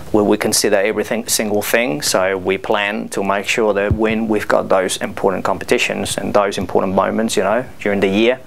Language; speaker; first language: English; non-native, fluent; Spanish